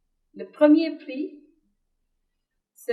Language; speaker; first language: French; non-native, fluent; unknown